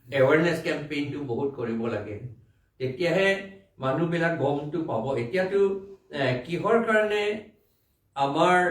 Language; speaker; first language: Assamese; non-native, local second language; Karbi